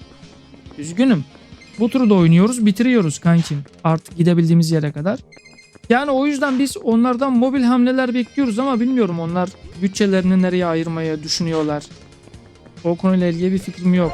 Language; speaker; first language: Turkish; native; Turkish